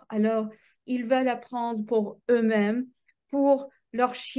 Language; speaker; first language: French; non-native, fluent; English